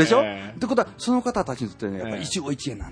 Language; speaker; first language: Japanese; native; Japanese